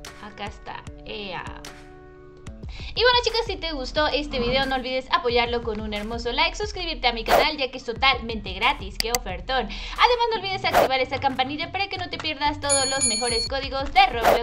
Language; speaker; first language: Spanish; native; Spanish